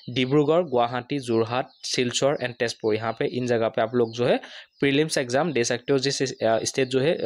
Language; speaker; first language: Hindi; non-native, local second language; Assamese